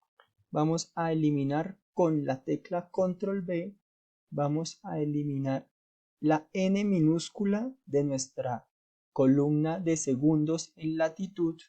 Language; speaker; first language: Spanish; native; Spanish